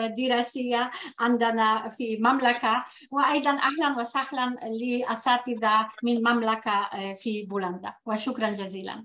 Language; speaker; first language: Arabic; non-native, fluent; Polish